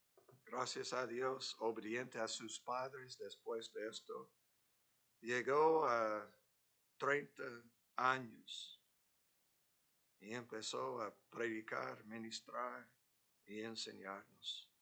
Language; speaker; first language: Spanish; non-native, fluent; English